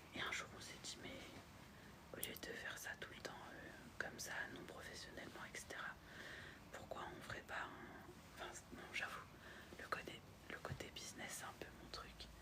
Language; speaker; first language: French; early bilingual, other home language; Arabic